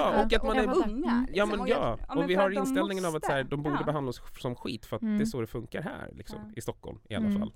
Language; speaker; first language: Swedish; early bilingual, other home language; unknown